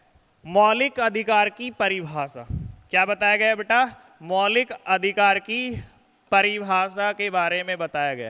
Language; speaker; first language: Hindi; native; Hindi